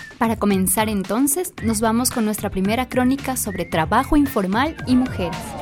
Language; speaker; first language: Spanish; native; Spanish